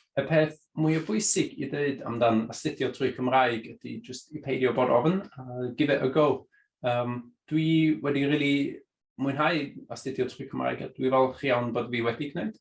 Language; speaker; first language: Welsh; non-native, fluent; German